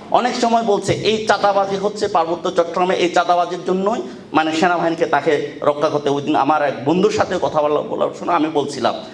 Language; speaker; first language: Bangla; non-native, local second language; Chakma